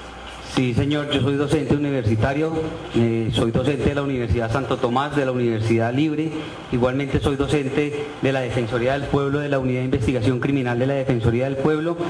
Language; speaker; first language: Spanish; native; Spanish